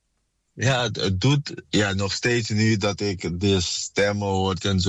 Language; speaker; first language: Dutch; non-native, fluent; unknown